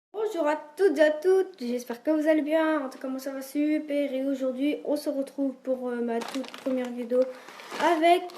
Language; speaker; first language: French; native; French